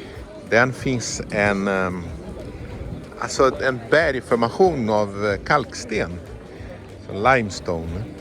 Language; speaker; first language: Swedish; non-native, fluent; Portuguese